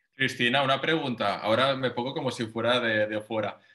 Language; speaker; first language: Spanish; non-native, local second language; Catalan